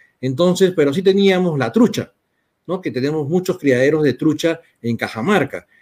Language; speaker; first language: Spanish; native; Spanish